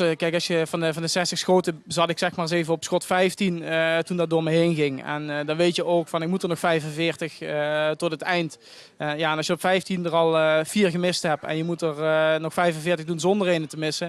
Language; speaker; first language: Dutch; native; Dutch